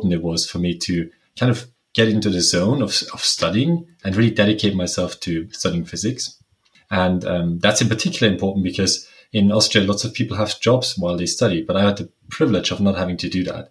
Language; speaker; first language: English; non-native, fluent; German